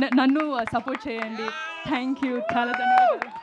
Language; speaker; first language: Telugu; non-native, learner; Tamil